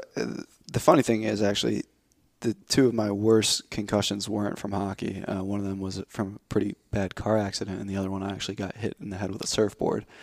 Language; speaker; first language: English; native; English